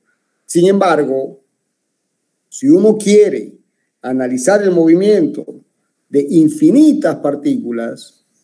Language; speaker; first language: Spanish; native; Spanish